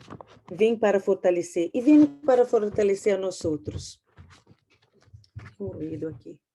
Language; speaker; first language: Portuguese; non-native, learner; Spanish